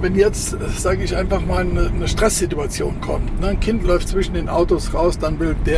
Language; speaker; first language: German; native; German